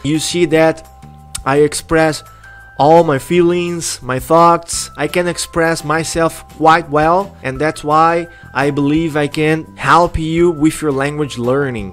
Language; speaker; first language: English; non-native, fluent; Spanish